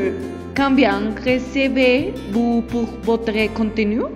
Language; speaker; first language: French; non-native, learner; Spanish